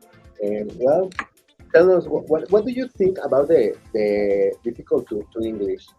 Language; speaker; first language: English; non-native, learner; Spanish